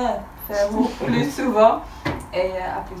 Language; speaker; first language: French; non-native, learner; Dutch